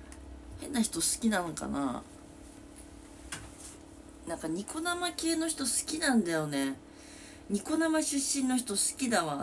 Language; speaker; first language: Japanese; native; Japanese